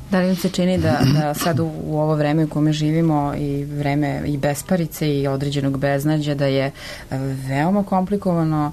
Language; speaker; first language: Serbian; native; Serbian